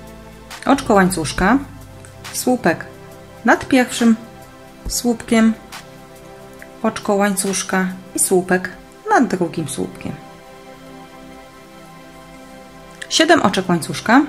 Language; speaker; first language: Polish; native; Polish